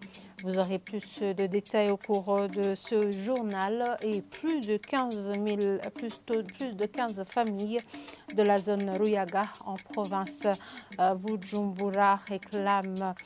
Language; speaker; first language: French; non-native, local second language; Rundi